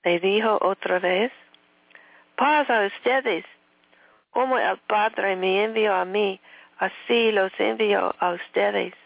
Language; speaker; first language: Spanish; non-native, learner; English